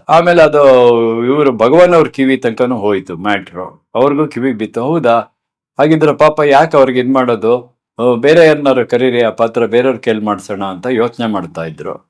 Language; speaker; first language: Kannada; native; Kannada